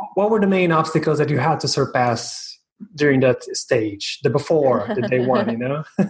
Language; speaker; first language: English; non-native, fluent; Portuguese